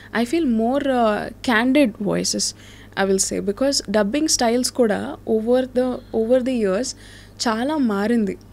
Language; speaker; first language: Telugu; native; Telugu